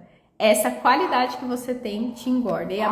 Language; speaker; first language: Portuguese; native; Portuguese